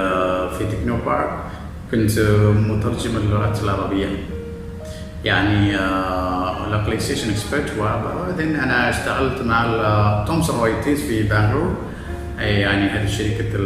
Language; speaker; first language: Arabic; non-native, fluent; Malayalam